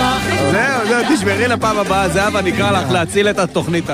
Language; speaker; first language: Hebrew; native; Hebrew